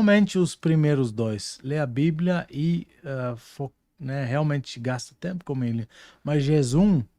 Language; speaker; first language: Portuguese; non-native, fluent; Dutch